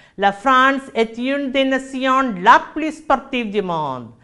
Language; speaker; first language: French; non-native, fluent; Malayalam